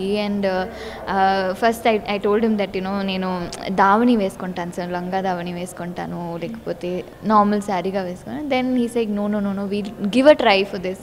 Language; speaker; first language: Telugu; non-native, learner; Tamil